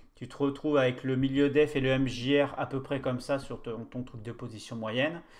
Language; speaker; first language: French; native; French